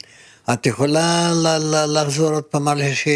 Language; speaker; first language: Hebrew; non-native, fluent; Russian